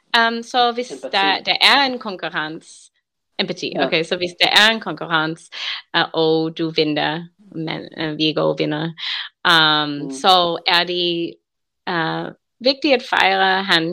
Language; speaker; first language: Danish; non-native, learner; English